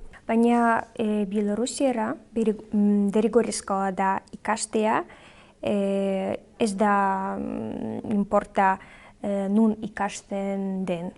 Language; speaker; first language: Basque; non-native, learner; Belarusian